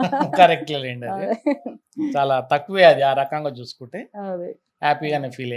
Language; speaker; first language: Telugu; native; Telugu